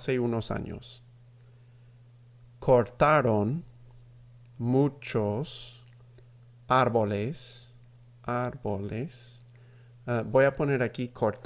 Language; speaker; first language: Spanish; non-native, fluent; English